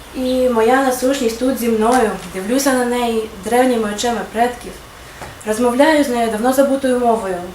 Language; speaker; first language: Ukrainian; native; Ukrainian